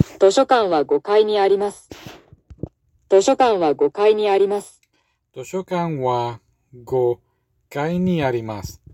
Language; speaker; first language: Japanese; non-native, learner; English